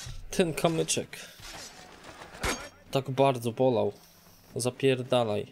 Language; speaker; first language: Polish; native; Polish